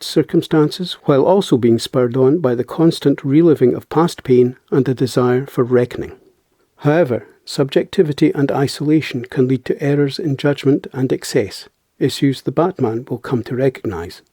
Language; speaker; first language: English; native; English